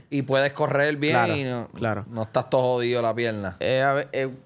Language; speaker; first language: Spanish; early bilingual, other home language; English